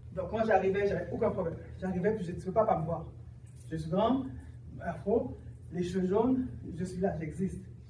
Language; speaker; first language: French; early bilingual, other home language; Haitian Creole